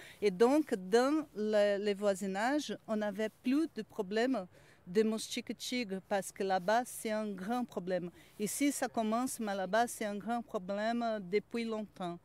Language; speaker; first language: French; non-native, fluent; Portuguese